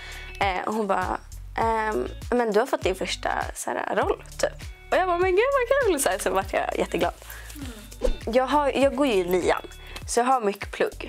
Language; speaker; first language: Swedish; native; Swedish